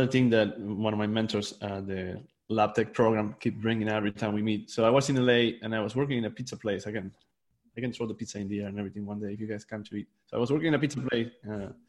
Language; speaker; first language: English; non-native, fluent; Spanish